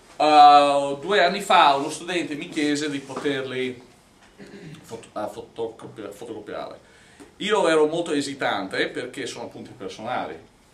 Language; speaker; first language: Italian; non-native, fluent; English